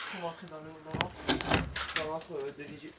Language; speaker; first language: French; native; French